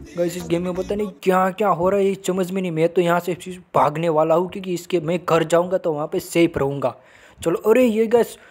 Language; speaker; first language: Hindi; non-native, local second language; Gujarati